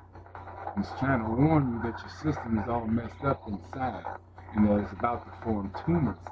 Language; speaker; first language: English; native; English